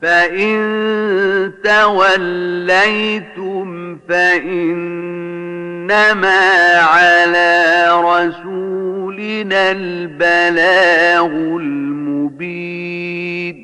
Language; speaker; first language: Arabic; native; Arabic